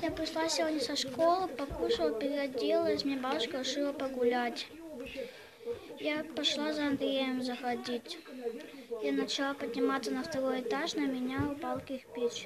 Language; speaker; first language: Russian; native; Russian